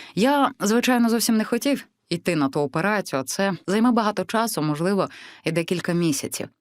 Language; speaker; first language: Ukrainian; early bilingual, other home language; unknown